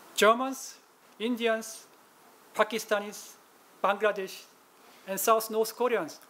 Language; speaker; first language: English; non-native, fluent; Korean